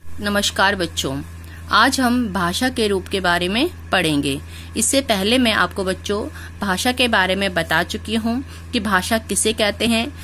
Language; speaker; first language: Hindi; native; Hindi